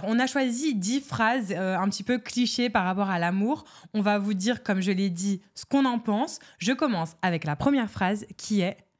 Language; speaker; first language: French; native; French